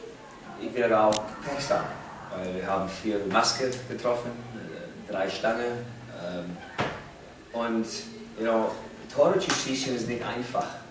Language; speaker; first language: German; non-native, fluent; English